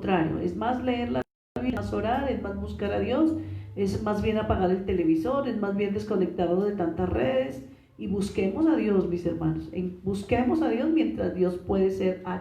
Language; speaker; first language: Spanish; native; Spanish